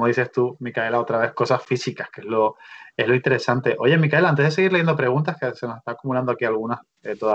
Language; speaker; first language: Spanish; native; Spanish